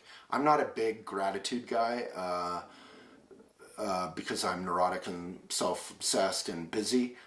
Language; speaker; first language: English; native; English